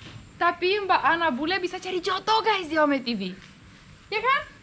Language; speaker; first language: Indonesian; non-native, fluent; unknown